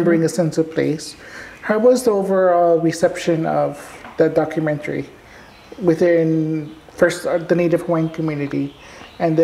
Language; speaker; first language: English; early bilingual, other home language; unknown